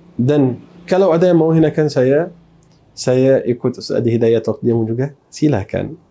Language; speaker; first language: Malay; non-native, fluent; Arabic